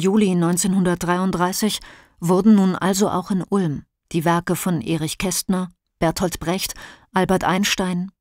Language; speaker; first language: German; native; German